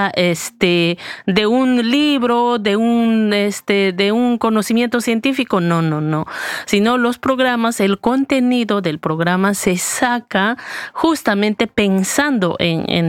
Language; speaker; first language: Spanish; native; Spanish